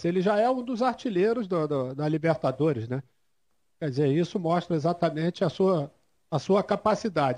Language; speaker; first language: Portuguese; native; Portuguese